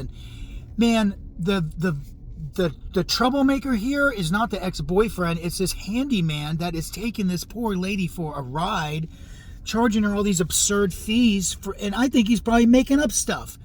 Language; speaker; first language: English; native; English